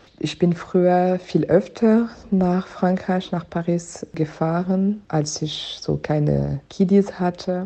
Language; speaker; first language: German; non-native, fluent; French